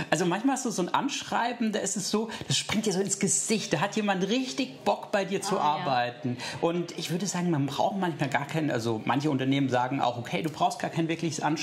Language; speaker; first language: German; native; German